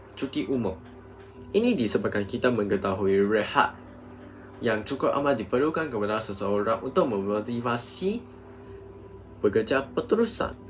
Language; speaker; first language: Malay; non-native, local second language; Chinese